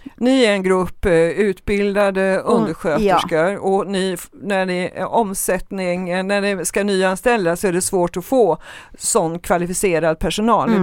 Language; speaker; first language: Swedish; native; Swedish